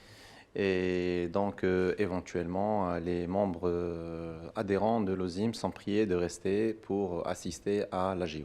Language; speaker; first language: French; non-native, local second language; Arabic